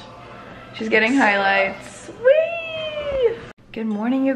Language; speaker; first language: English; native; English